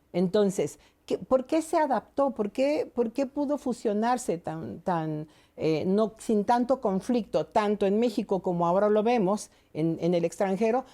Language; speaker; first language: Spanish; native; Spanish